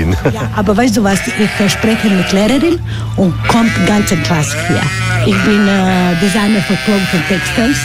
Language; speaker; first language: German; non-native, learner; Croatian